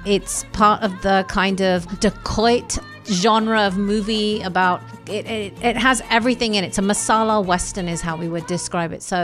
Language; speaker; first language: English; native; English